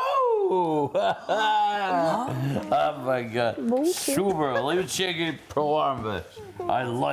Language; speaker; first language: English; non-native, learner; Albanian